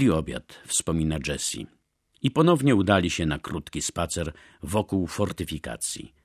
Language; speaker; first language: Polish; native; Polish